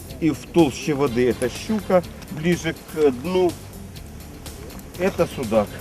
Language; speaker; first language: Russian; native; Russian